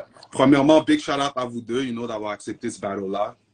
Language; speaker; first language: French; native; French